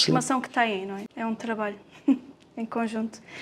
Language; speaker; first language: Portuguese; native; Portuguese